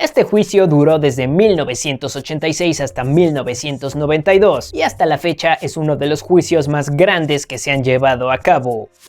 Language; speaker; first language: Spanish; native; Spanish